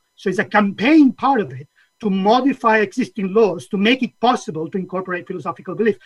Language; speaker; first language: English; non-native, fluent; Catalan